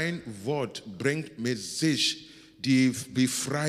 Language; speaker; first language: German; non-native, learner; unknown